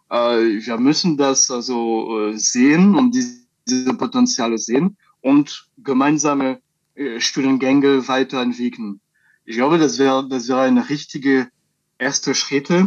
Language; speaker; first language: German; non-native, learner; French